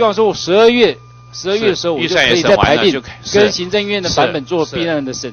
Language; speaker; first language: Chinese; native; Chinese